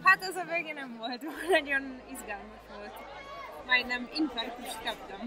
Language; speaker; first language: Hungarian; non-native, learner; Czech